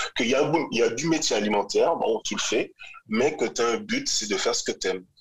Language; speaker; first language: French; native; French